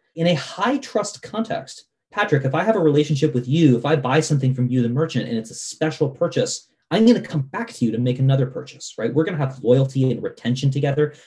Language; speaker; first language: English; native; English